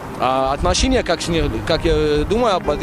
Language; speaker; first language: Russian; non-native, learner; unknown